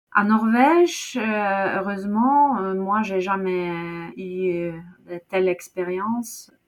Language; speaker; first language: French; non-native, fluent; Norwegian